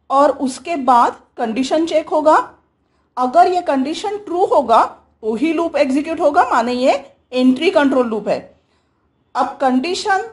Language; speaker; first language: Hindi; native; Hindi